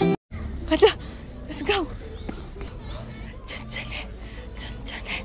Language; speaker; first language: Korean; non-native, learner; Filipino